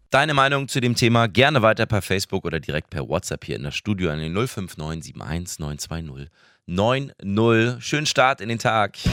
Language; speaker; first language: German; native; German